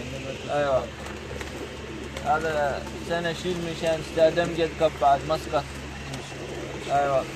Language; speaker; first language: Arabic; non-native, learner; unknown